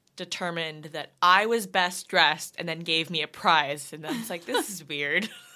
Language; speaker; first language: English; native; English